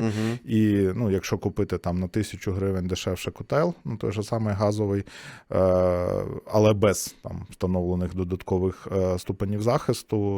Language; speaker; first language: Ukrainian; native; Ukrainian